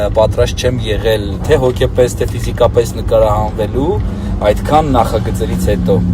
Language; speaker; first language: Armenian; native; Armenian